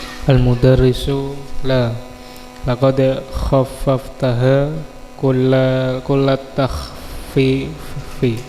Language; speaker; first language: Arabic; non-native, learner; Indonesian